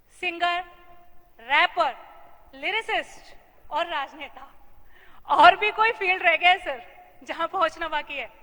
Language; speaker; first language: Hindi; native; Hindi